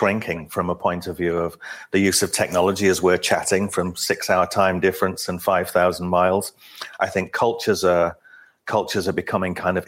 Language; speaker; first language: English; native; English